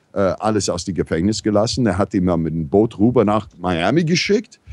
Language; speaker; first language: German; non-native, fluent; English